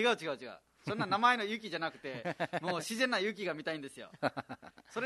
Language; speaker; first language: Japanese; non-native, fluent; Nepali